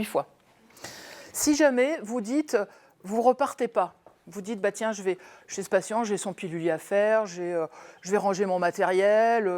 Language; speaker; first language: French; native; French